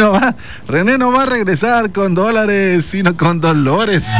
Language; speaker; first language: Spanish; native; Spanish